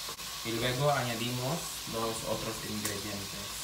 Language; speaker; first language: Spanish; non-native, fluent; Filipino